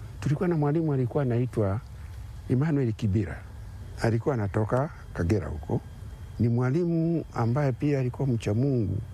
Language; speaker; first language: Swahili; non-native, local second language; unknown